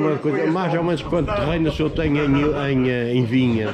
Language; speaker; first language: Portuguese; native; Portuguese